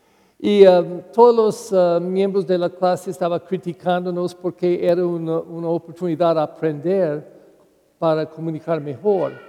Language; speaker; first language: Spanish; non-native, learner; English